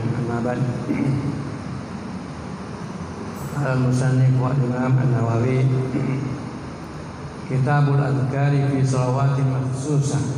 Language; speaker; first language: Arabic; non-native, fluent; Indonesian